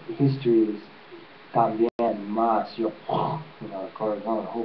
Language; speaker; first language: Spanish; non-native, learner; English